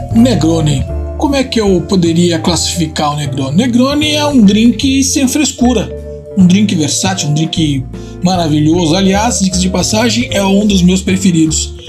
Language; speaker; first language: Portuguese; non-native, fluent; Italian